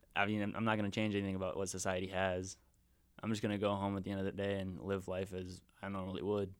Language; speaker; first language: English; early bilingual, other home language; Spanish